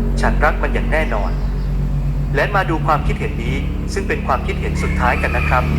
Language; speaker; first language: Thai; native; Thai